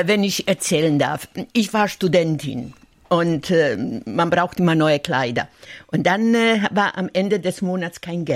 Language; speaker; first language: German; non-native, fluent; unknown